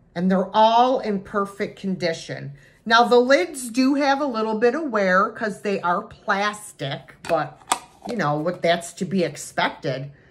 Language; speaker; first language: English; native; English